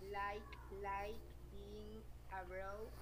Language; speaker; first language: English; non-native, learner; Spanish